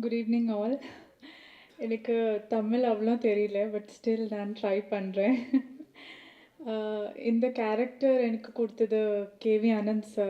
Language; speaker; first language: Tamil; non-native, learner; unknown